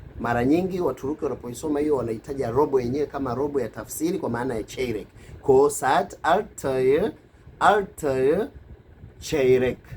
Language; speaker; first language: Swahili; native; Swahili